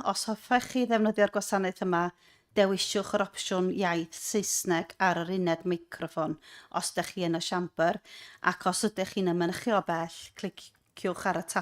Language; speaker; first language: Welsh; native; Welsh